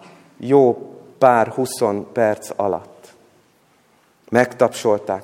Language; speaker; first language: Hungarian; native; Hungarian